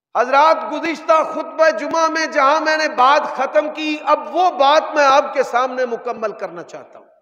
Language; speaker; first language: Urdu; non-native, local second language; Punjabi